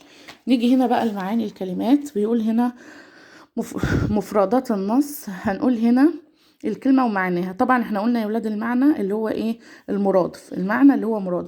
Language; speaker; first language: Arabic; native; Arabic